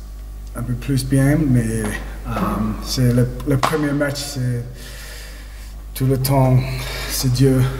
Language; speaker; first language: French; non-native, learner; English